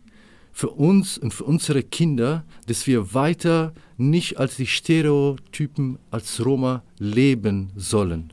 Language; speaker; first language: German; non-native, local second language; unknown